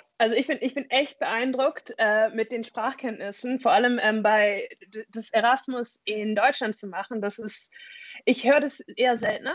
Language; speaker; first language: German; non-native, fluent; English